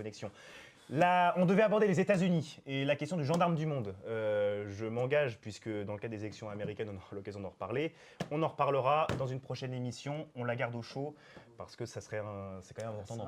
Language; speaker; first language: French; native; French